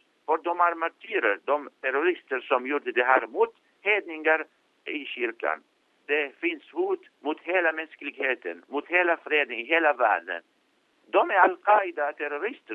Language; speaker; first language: Swedish; non-native, fluent; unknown